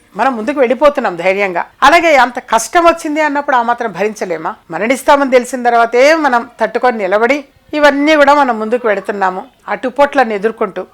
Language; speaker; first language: Telugu; native; Telugu